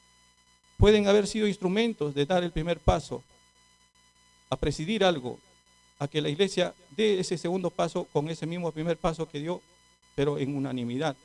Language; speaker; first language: Spanish; native; Spanish